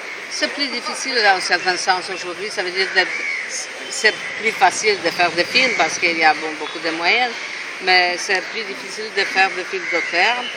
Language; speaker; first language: French; non-native, fluent; Polish